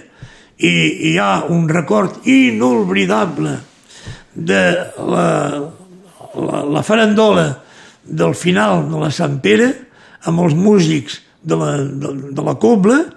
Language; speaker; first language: Catalan; native; Catalan